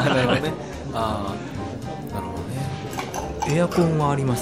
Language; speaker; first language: Japanese; native; Japanese